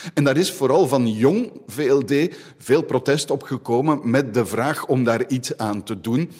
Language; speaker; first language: Dutch; native; Dutch